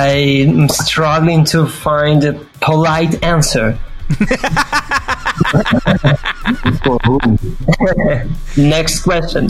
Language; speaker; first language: English; non-native, fluent; Ukrainian